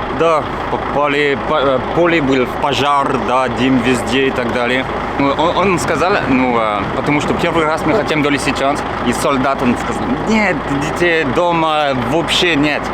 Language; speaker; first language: Russian; non-native, learner; French